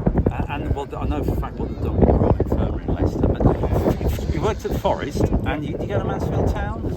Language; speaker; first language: English; native; English